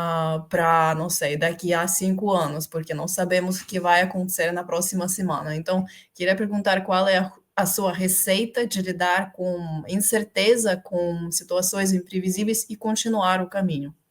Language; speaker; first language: Portuguese; non-native, fluent; Ukrainian